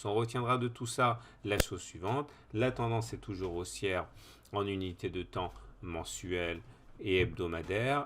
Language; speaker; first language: French; native; French